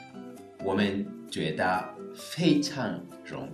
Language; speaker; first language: Chinese; non-native, learner; Swahili